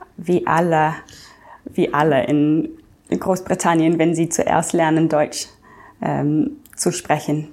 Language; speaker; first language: German; non-native, fluent; English